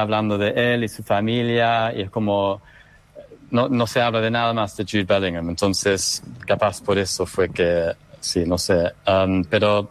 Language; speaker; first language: Spanish; non-native, fluent; English